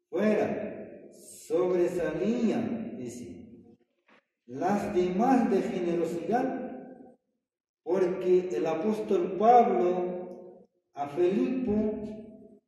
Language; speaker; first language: Spanish; non-native, fluent; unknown